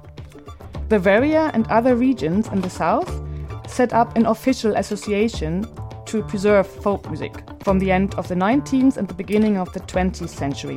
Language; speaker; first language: English; non-native, fluent; German